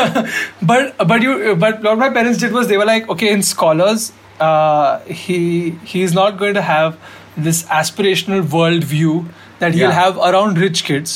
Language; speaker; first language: English; non-native, local second language; Hindi